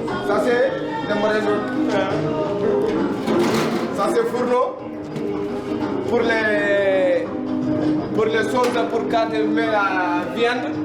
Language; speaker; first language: French; non-native, learner; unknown